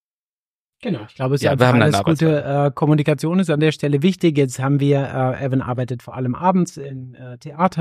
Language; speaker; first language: German; native; German